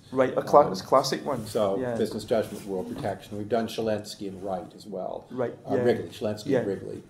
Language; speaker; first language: English; native; English